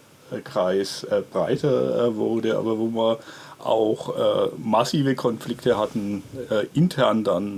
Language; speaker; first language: German; native; German